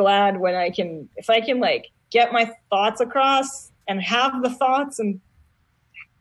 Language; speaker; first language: English; non-native, fluent; Hebrew